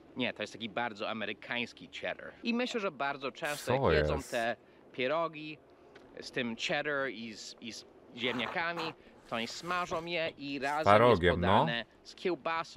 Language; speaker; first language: Polish; non-native, fluent; English